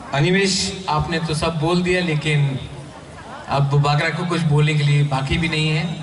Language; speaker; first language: Hindi; non-native, local second language; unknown